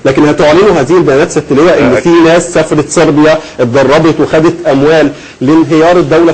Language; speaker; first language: Arabic; native; Arabic